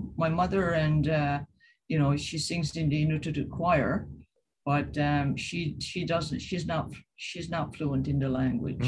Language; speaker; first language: English; native; English